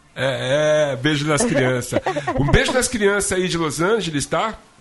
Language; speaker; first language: Portuguese; native; Portuguese